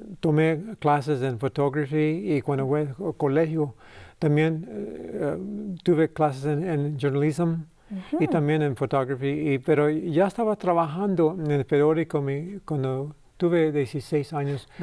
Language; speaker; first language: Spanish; early bilingual, heritage; English